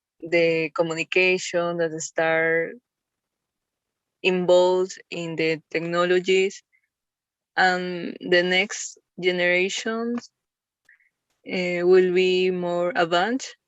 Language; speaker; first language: English; non-native, learner; Spanish